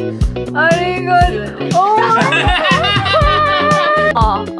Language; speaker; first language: Japanese; non-native, learner; Filipino